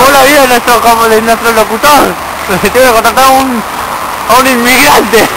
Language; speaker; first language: Spanish; native; Spanish